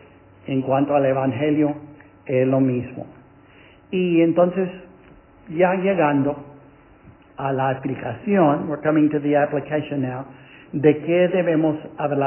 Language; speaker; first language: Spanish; non-native, fluent; English